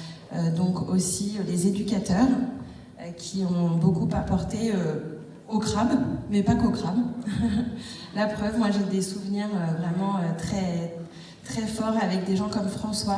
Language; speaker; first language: French; native; French